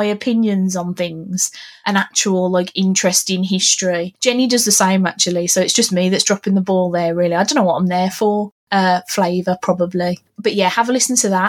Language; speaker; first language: English; native; English